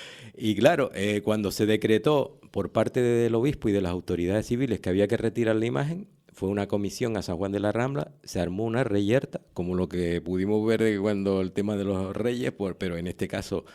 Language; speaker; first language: Spanish; native; Spanish